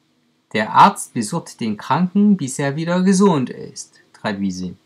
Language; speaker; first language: German; non-native, fluent; French